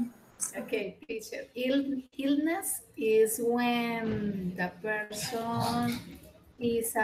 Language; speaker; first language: English; non-native, learner; Spanish